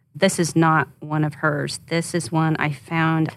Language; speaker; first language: English; native; English